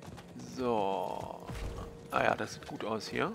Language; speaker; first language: German; native; German